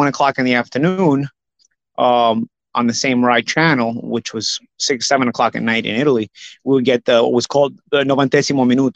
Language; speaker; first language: English; early bilingual, other home language; Italian